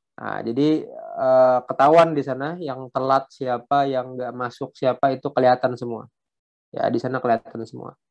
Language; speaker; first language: Indonesian; non-native, local second language; Banjar